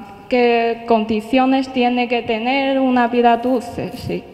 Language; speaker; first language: Spanish; non-native, fluent; Chinese